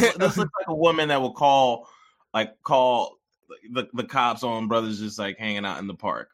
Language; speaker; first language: English; early bilingual, other home language; Yoruba